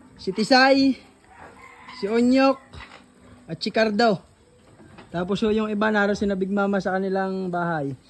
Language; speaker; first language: Filipino; native; Filipino